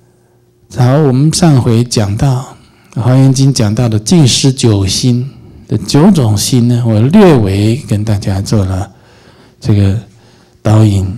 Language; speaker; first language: Chinese; native; Chinese